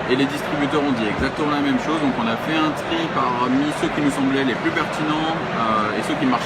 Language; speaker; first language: French; native; French